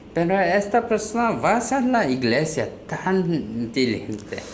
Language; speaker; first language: Spanish; non-native, learner; Korean